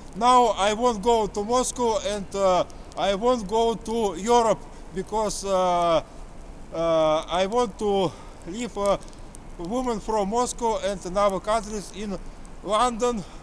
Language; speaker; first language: English; non-native, learner; Russian